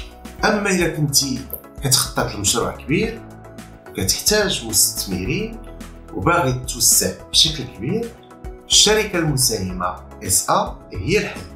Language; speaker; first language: Arabic; native; Arabic